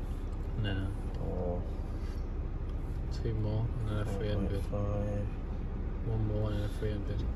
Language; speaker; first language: English; native; English